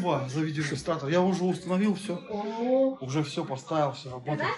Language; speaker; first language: Russian; native; Russian